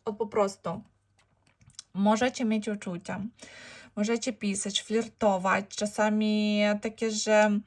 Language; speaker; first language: Polish; non-native, learner; Ukrainian